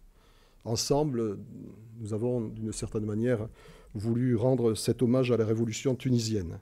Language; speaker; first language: French; native; French